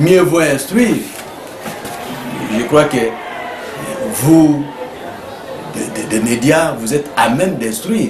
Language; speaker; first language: French; native; French